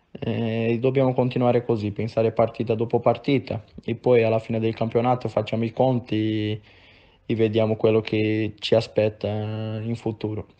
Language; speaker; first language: Italian; non-native, fluent; Portuguese